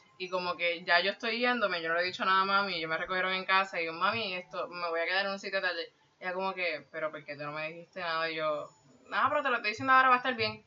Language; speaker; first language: Spanish; early bilingual, heritage; Spanish